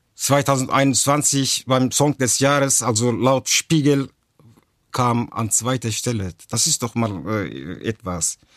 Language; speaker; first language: German; early bilingual, other home language; Turkish